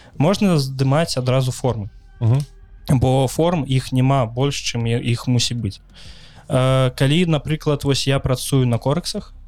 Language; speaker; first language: Belarusian; native; Belarusian